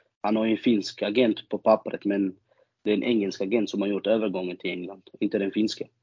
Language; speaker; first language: Swedish; early bilingual, other home language; Albanian